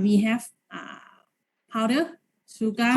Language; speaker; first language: English; non-native, learner; Lao